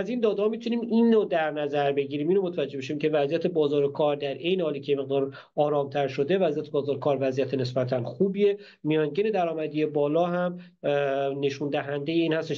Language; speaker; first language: Persian; native; Persian